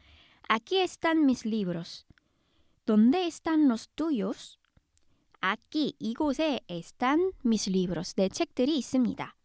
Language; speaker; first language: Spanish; non-native, fluent; Korean